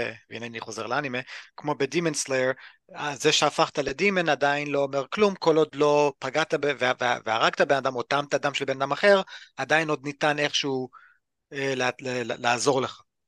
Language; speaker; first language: Hebrew; native; Hebrew